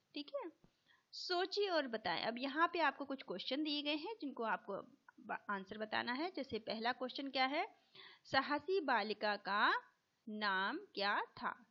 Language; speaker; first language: Hindi; native; Hindi